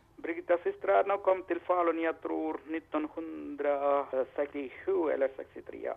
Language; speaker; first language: Swedish; non-native, learner; Malayalam